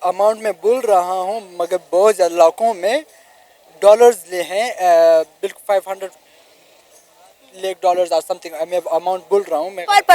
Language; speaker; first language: Hindi; non-native, local second language; Pashto